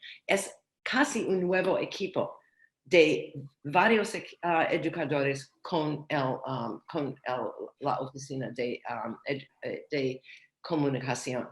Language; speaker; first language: Spanish; non-native, learner; English